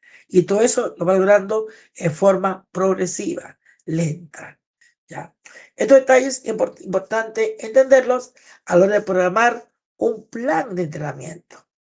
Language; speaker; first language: Spanish; native; Spanish